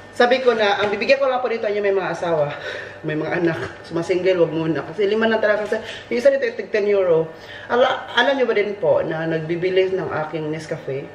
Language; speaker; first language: Filipino; non-native, local second language; Cebuano